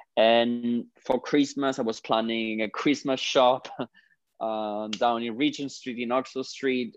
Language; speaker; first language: English; non-native, fluent; Greek